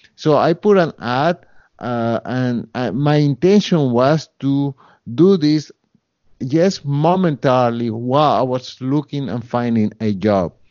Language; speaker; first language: English; non-native, fluent; Spanish